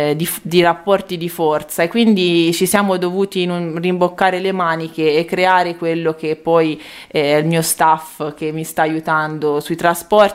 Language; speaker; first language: Italian; native; Italian